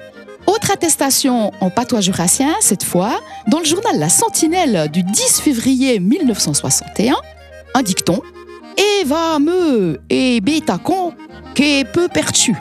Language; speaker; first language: French; native; French